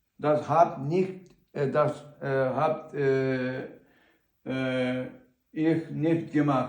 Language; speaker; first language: German; non-native, learner; Ukrainian